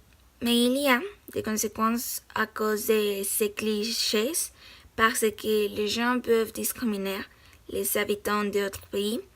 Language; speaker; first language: French; non-native, learner; Spanish